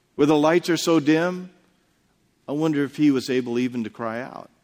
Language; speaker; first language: English; native; English